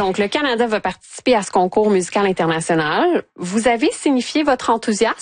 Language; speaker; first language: French; native; French